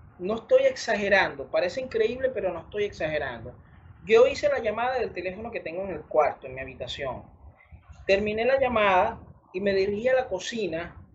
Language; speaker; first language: Spanish; native; Spanish